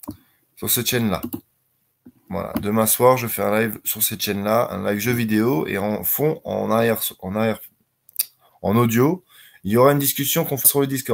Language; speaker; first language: French; native; French